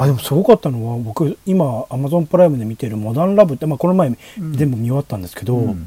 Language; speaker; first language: Japanese; native; Japanese